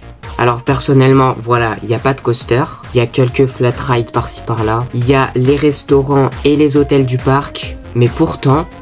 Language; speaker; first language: French; native; French